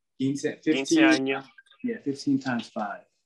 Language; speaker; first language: Spanish; early bilingual, heritage; Spanish